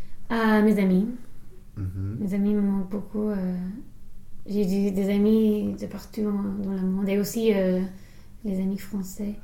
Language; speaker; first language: French; non-native, fluent; English